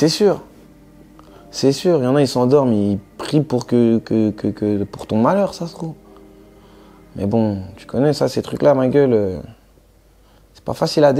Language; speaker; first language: French; native; French